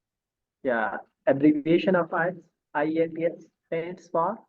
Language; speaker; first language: English; non-native, fluent; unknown